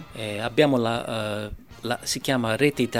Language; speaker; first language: Italian; early bilingual, heritage; English